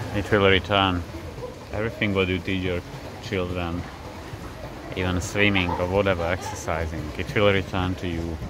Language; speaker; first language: English; non-native, fluent; Slovak